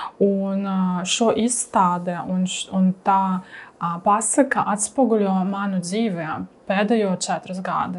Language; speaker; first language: Latvian; non-native, learner; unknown